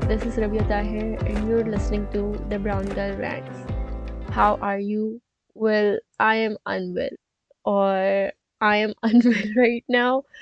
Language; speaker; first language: English; non-native, local second language; Urdu